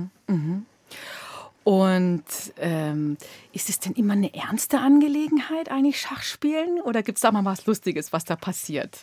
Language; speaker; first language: German; native; German